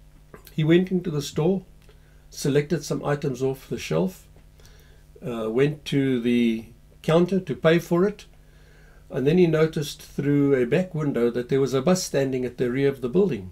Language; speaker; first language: English; native; English